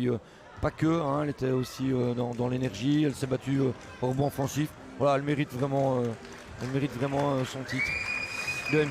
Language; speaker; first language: French; native; French